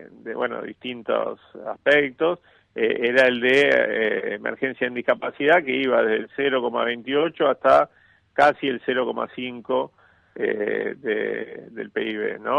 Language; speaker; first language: Spanish; native; Spanish